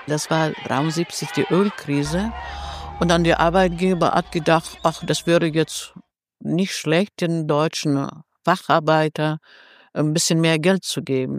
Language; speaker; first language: German; non-native, fluent; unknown